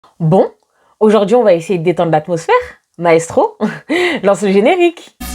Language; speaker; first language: French; native; French